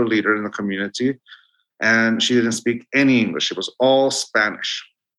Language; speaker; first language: English; non-native, fluent; Spanish